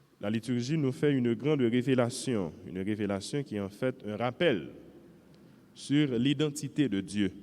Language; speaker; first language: French; non-native, local second language; Haitian Creole